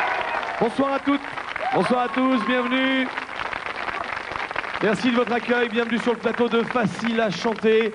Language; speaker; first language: French; native; French